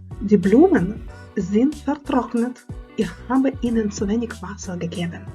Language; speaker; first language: German; non-native, fluent; Ukrainian